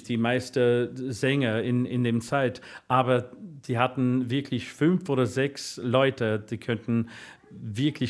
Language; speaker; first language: German; non-native, fluent; English